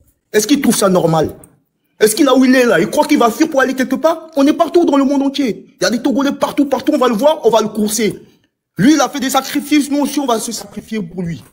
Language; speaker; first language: French; non-native, local second language; Ewe